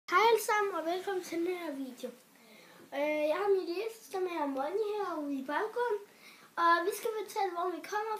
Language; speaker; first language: Danish; early bilingual, other home language; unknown